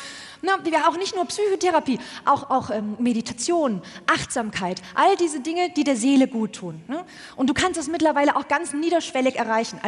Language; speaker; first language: German; native; German